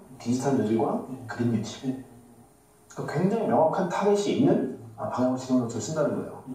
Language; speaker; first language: Korean; native; Korean